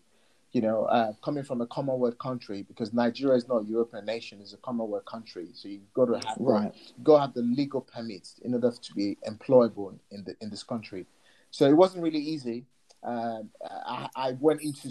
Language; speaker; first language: English; non-native, local second language; Yoruba